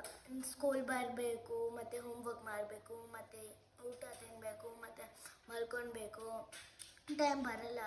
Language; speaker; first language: Kannada; non-native, local second language; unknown